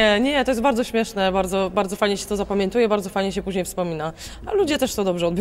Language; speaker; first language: Polish; native; Polish